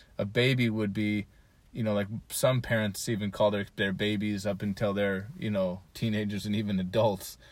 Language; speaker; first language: English; native; English